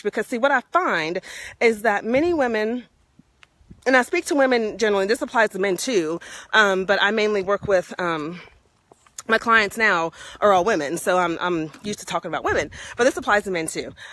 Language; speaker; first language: English; native; English